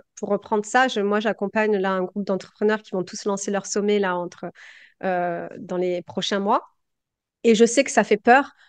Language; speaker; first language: French; native; French